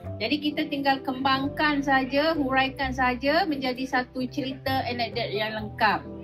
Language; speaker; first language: Malay; native; Malay